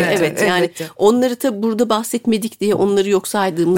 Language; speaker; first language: Turkish; native; Turkish